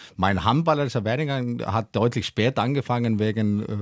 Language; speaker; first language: German; non-native, fluent; Icelandic